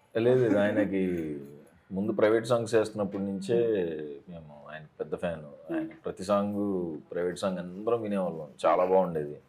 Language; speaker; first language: Telugu; native; Telugu